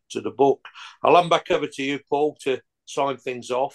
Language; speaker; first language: English; native; English